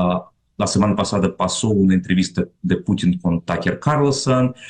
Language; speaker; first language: Spanish; non-native, fluent; Russian